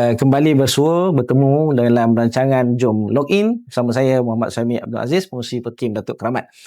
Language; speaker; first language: Malay; native; Malay